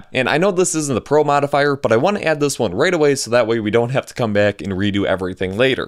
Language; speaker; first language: English; native; English